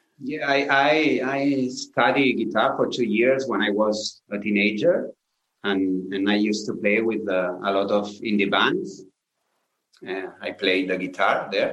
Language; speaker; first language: English; non-native, learner; Spanish